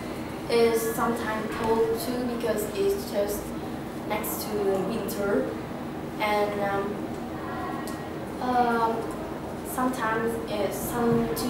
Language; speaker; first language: English; non-native, learner; Vietnamese